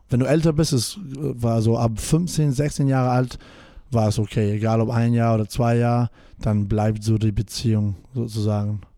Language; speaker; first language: German; non-native, fluent; English